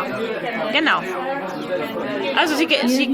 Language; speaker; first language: German; non-native, learner; French